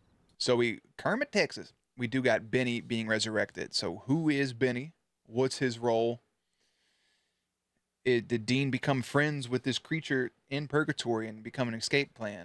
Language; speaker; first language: English; native; English